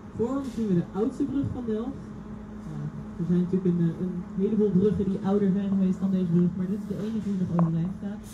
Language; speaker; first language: Dutch; native; Dutch